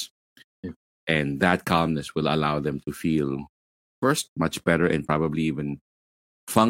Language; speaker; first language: English; non-native, local second language; Filipino